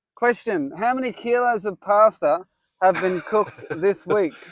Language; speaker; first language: English; native; English